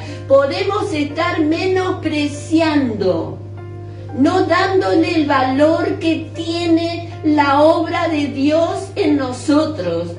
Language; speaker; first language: Spanish; native; Spanish